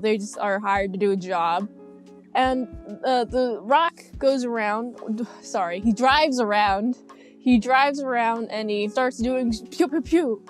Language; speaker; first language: English; native; English